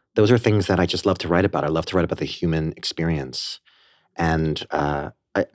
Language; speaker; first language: English; native; English